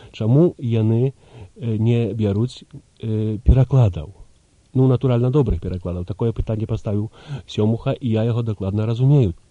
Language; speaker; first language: Belarusian; early bilingual, heritage; Belarusian